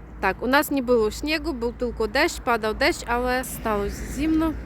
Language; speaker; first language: Polish; non-native, fluent; Ukrainian